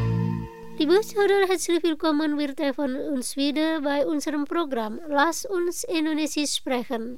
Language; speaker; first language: German; non-native, fluent; Indonesian